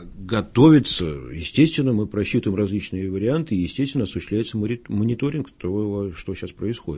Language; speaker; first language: Russian; native; Russian